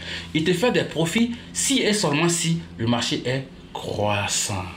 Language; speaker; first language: French; native; French